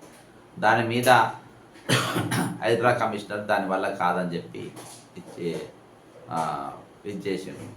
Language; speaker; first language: Telugu; native; Telugu